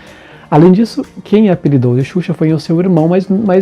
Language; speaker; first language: Portuguese; native; Portuguese